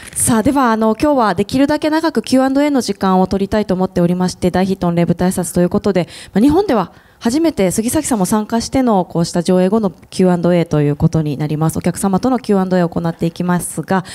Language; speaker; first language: Japanese; native; Japanese